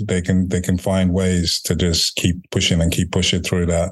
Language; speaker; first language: English; native; English